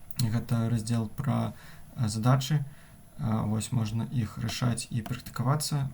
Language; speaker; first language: Belarusian; non-native, local second language; Russian